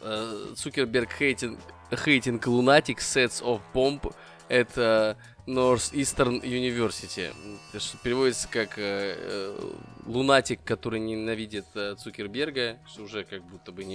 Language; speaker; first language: Russian; native; Russian